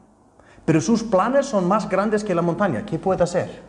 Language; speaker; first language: Spanish; non-native, fluent; Icelandic